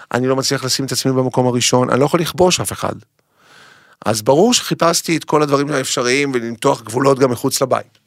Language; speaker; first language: Hebrew; native; Hebrew